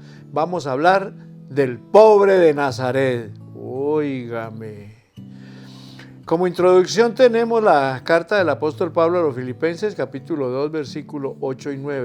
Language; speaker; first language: Spanish; native; Spanish